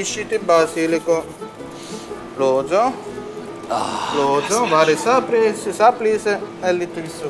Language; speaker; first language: Latvian; non-native, learner; Italian